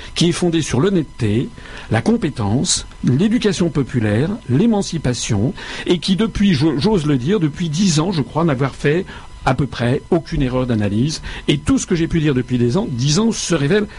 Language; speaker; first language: French; native; French